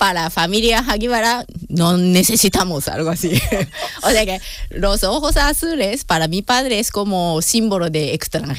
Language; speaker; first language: Spanish; non-native, fluent; Japanese